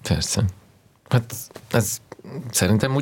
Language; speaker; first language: Hungarian; non-native, fluent; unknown